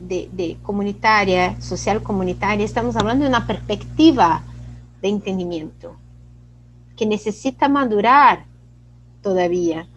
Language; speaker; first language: Spanish; non-native, fluent; Portuguese